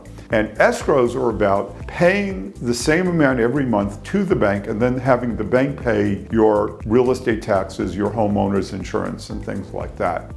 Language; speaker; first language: English; native; English